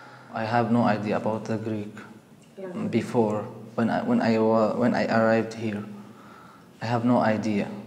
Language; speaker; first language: English; non-native, learner; Arabic